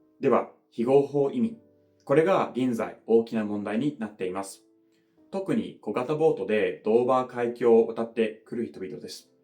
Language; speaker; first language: Japanese; non-native, fluent; English